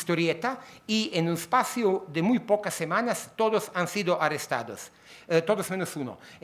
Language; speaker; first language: Spanish; native; Spanish